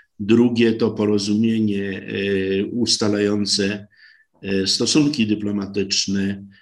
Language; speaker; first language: Polish; native; Polish